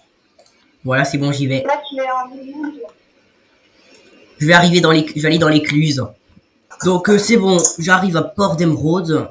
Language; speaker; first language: French; native; French